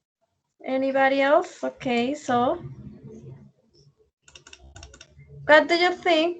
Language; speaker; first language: English; non-native, learner; Spanish